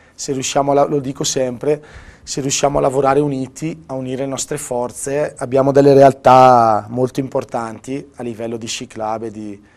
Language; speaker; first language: Italian; native; Italian